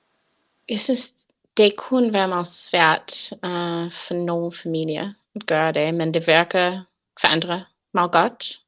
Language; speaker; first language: Danish; non-native, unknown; English